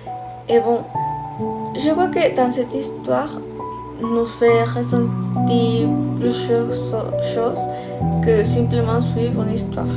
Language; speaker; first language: French; non-native, fluent; Spanish